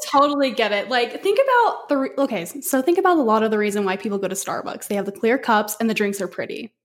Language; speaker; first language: English; native; English